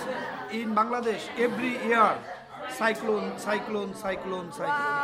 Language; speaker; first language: English; non-native, learner; Bangla